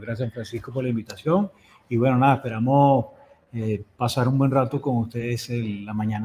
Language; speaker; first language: Spanish; native; Spanish